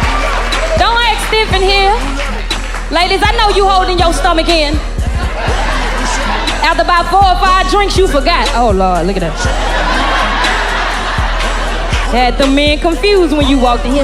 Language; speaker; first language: English; native; English